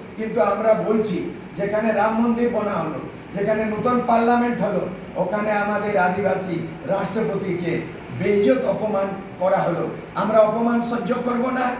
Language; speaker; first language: Bangla; non-native, local second language; Santali